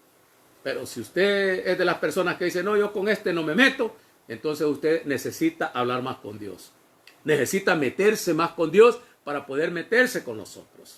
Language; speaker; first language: Spanish; native; Spanish